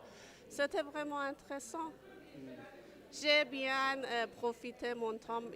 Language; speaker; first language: French; non-native, learner; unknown